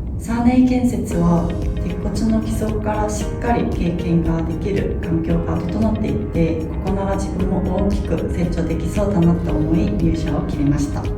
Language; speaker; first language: Japanese; non-native, fluent; Korean